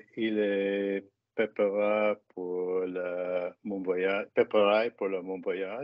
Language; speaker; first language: French; non-native, learner; English